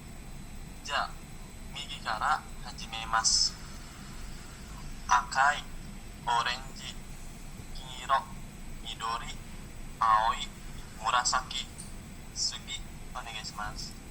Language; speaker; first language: Japanese; non-native, learner; Indonesian